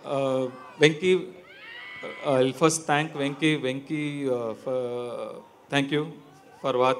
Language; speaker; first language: Telugu; non-native, learner; Tamil